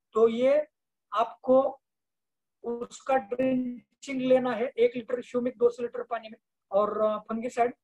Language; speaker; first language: Hindi; non-native, local second language; Marathi